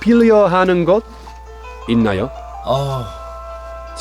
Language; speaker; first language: Korean; non-native, learner; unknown